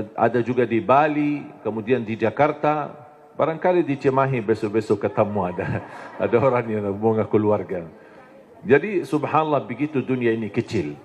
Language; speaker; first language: Indonesian; non-native, fluent; Arabic